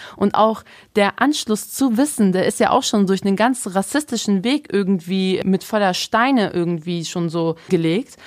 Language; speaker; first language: German; native; German